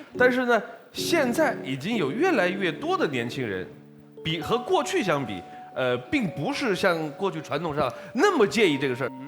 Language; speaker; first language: Chinese; native; Chinese